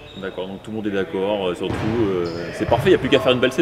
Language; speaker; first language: French; native; French